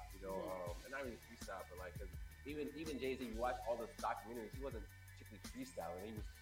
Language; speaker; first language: English; native; English